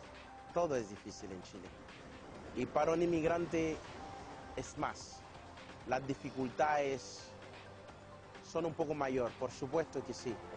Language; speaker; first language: Spanish; non-native, fluent; Haitian Creole